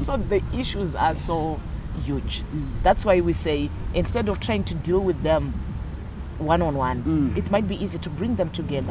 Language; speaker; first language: English; non-native, local second language; Shona